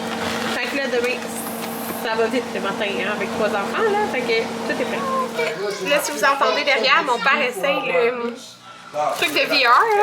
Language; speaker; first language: French; native; French